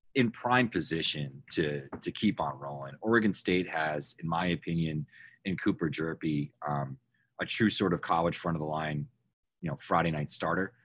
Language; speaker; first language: English; native; English